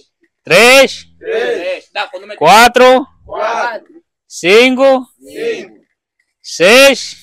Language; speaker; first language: Portuguese; non-native, learner; Vietnamese